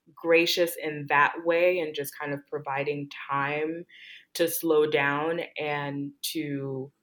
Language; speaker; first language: English; early bilingual, other home language; Haitian Creole